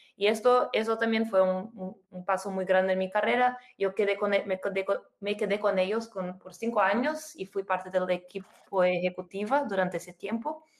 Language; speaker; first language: Spanish; non-native, fluent; Portuguese